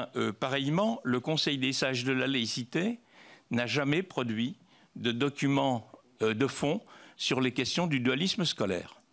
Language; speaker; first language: French; native; French